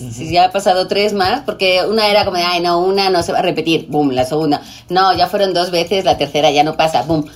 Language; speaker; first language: Spanish; native; Spanish